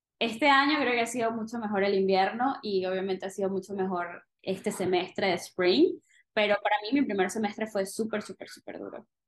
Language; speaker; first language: Spanish; native; Spanish